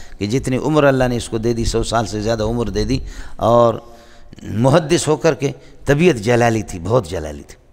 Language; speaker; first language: Urdu; non-native, local second language; Brahui